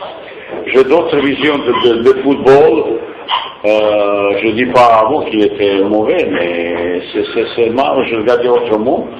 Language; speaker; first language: French; non-native, fluent; Bosnian